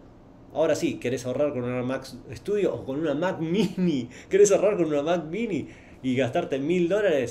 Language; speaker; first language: Spanish; native; Spanish